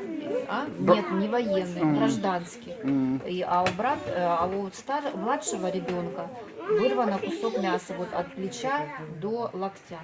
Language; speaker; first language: Russian; native; Russian